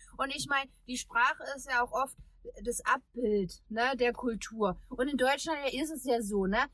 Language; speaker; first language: German; early bilingual, other home language; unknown